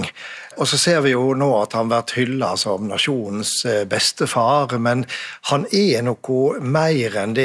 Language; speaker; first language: Norwegian; native; Norwegian